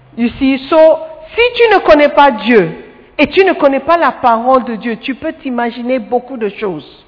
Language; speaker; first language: French; non-native, fluent; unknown